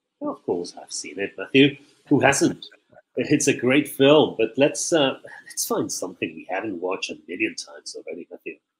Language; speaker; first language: English; non-native, fluent; Spanish